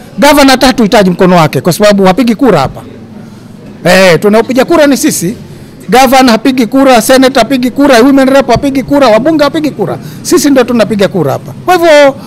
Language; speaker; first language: Swahili; native; Swahili